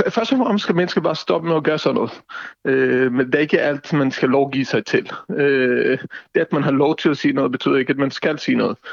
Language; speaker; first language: Danish; non-native, fluent; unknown